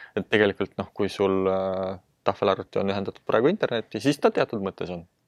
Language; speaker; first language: Estonian; non-native, local second language; Russian